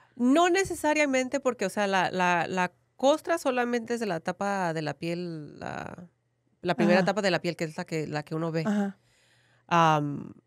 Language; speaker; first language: Spanish; early bilingual, heritage; Spanish